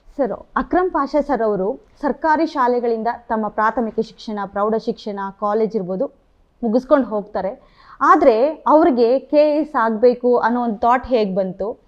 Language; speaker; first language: Kannada; native; Kannada